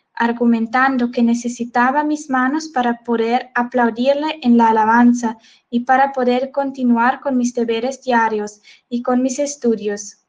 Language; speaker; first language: Spanish; non-native, fluent; Swiss German